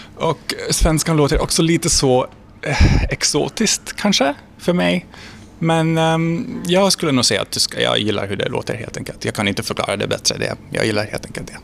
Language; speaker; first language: Swedish; non-native, fluent; Hungarian